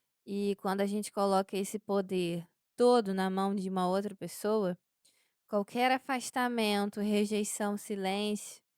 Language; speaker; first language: Portuguese; native; Portuguese